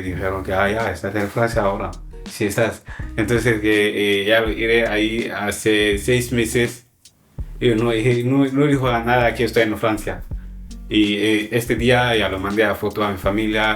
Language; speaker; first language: Spanish; non-native, learner; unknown